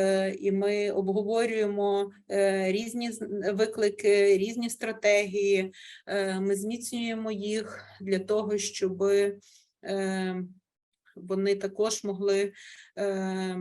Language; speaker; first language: Ukrainian; native; Ukrainian